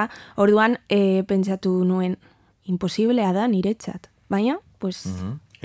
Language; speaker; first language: Basque; non-native, learner; Spanish